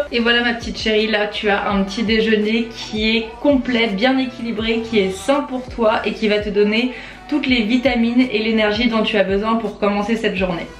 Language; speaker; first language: French; native; French